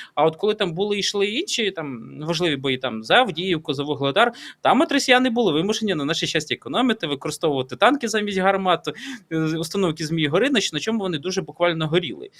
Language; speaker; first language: Ukrainian; native; Ukrainian